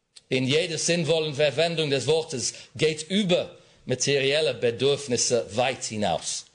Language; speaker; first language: German; non-native, learner; English